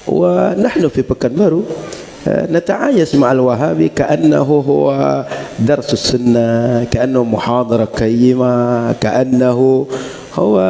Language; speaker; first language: Arabic; non-native, fluent; Indonesian